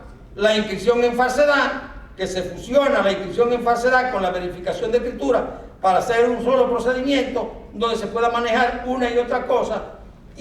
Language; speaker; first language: Spanish; native; Spanish